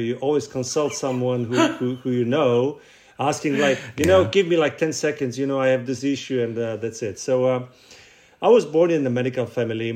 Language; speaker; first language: English; non-native, fluent; Russian